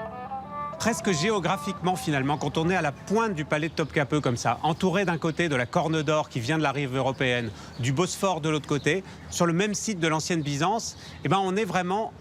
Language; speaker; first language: French; native; French